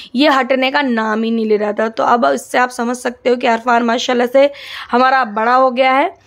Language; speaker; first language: Hindi; non-native, local second language; Assamese